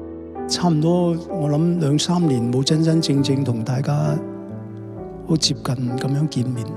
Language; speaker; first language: Chinese; non-native, local second language; Cantonese